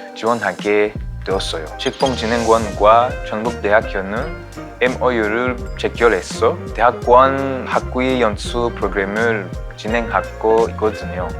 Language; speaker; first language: Korean; non-native, fluent; Rundi